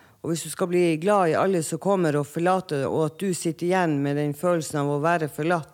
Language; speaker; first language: Norwegian; non-native, fluent; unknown